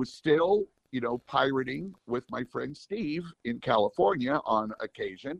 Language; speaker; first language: English; native; English